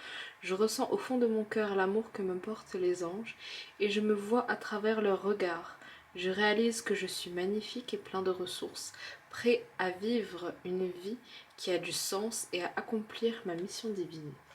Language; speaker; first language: French; native; French